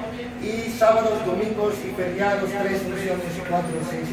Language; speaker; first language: Spanish; non-native, fluent; Afrikaans